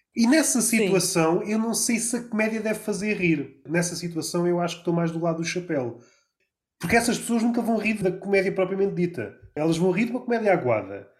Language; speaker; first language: Portuguese; native; Portuguese